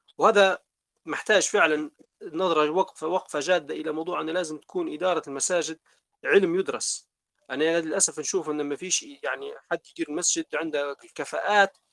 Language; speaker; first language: Arabic; native; Arabic